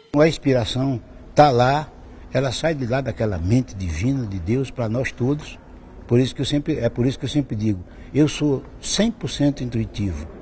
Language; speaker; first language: Portuguese; native; Portuguese